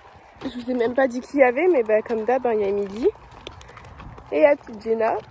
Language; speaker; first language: French; native; French